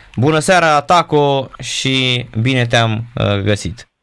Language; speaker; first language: Romanian; native; Romanian